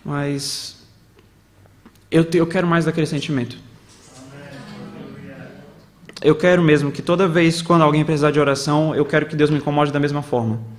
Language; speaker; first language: Portuguese; native; Portuguese